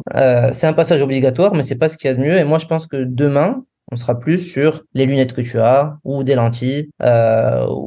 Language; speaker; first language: French; non-native, local second language; Arabic